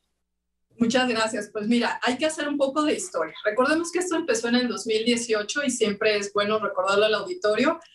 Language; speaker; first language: Spanish; native; Spanish